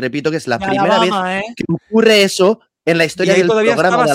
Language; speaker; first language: Spanish; native; Spanish